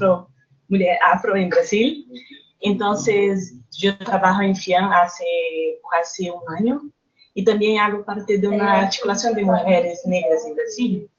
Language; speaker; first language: Spanish; non-native, fluent; Portuguese